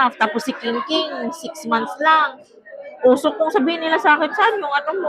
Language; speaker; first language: Filipino; native; Filipino